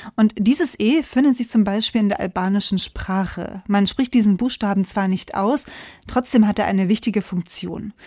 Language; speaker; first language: German; native; German